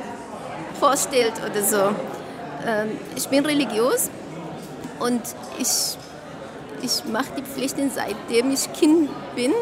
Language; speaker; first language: German; non-native, fluent; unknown